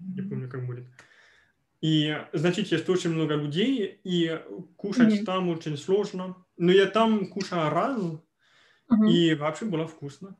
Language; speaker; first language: Russian; non-native, fluent; French